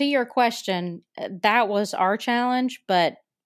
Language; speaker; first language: English; native; English